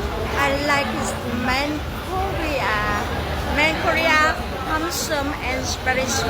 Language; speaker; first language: English; non-native, learner; Vietnamese